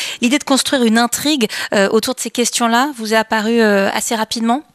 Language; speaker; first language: French; native; French